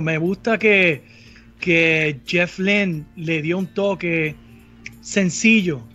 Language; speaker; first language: Spanish; native; Spanish